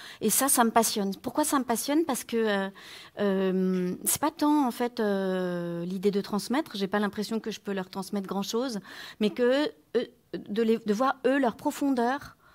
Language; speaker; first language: French; native; French